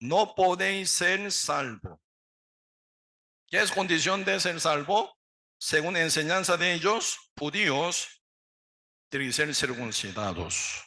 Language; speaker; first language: Spanish; non-native, learner; Korean